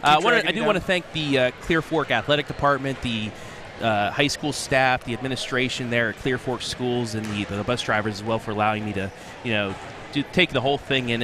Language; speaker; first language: English; native; English